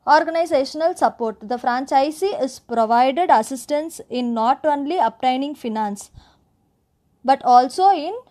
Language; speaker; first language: English; non-native, local second language; Tamil